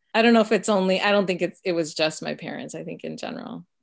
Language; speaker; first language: English; early bilingual, other home language; Spanish